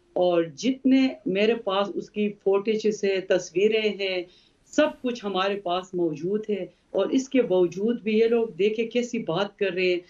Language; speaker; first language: Urdu; non-native, local second language; Khowar